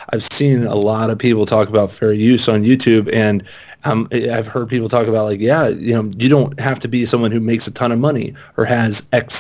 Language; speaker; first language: English; native; English